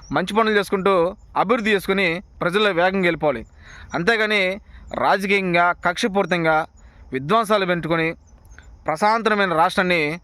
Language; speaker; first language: Telugu; native; Telugu